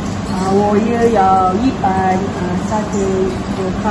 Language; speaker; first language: Chinese; non-native, learner; Malay